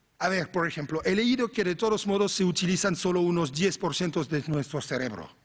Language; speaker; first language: Spanish; non-native, fluent; French